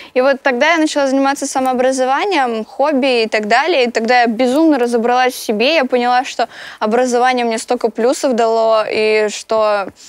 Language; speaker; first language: Russian; native; Russian